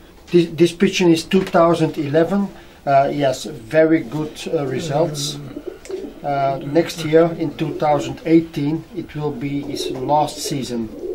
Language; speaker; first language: English; non-native, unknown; Dutch